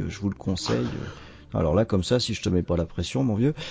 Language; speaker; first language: French; native; French